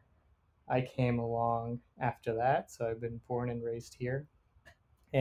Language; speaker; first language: English; native; English